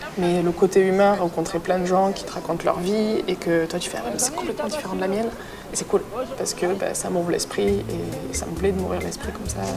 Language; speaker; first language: French; native; French